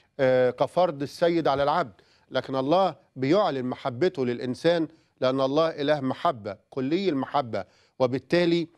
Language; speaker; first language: Arabic; native; Arabic